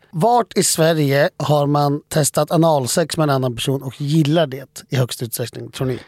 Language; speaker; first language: Swedish; native; Swedish